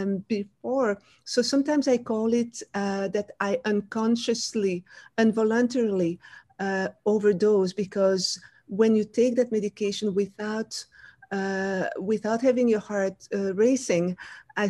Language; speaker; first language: English; non-native, fluent; French